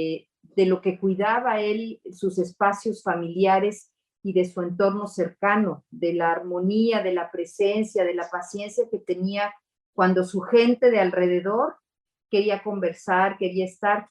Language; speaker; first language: Spanish; native; Spanish